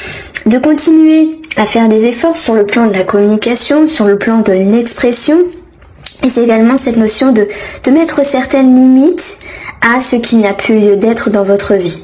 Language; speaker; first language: French; native; French